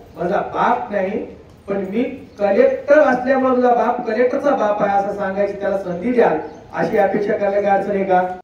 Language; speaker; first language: Marathi; native; Marathi